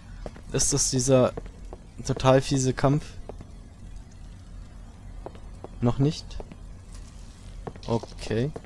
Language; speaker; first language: German; native; German